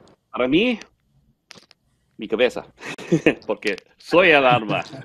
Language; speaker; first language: Spanish; non-native, learner; English